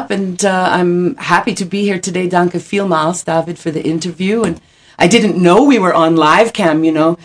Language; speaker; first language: English; native; English